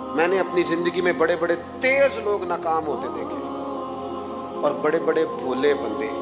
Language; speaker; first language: Urdu; non-native, local second language; Punjabi